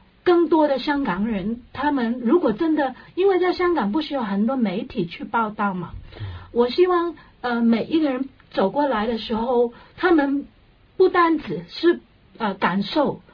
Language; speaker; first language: Chinese; non-native, local second language; Cantonese